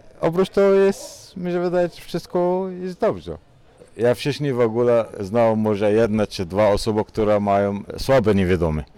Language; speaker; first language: Polish; non-native, learner; Arabic